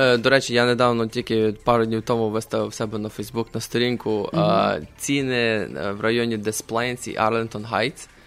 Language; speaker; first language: Ukrainian; native; Ukrainian